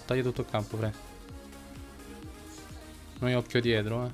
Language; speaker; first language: Italian; native; Italian